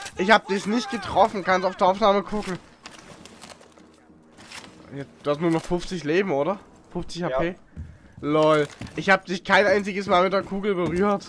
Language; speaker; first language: German; native; German